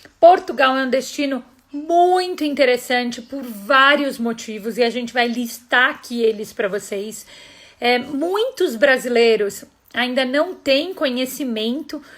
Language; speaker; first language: Portuguese; native; Portuguese